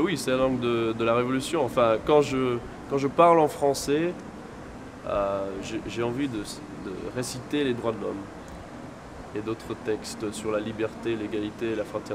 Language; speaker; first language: French; non-native, fluent; English